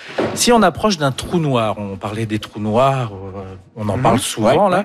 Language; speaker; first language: French; native; French